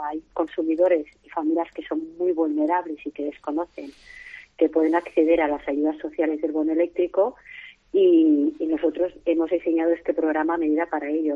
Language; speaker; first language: Spanish; native; Spanish